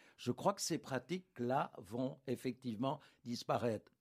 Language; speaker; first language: French; native; French